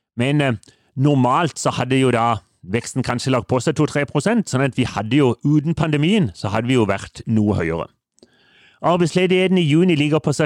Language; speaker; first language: Norwegian; native; Norwegian